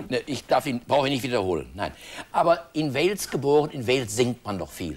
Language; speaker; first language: German; native; German